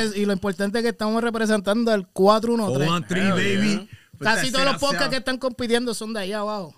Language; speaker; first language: Spanish; native; Spanish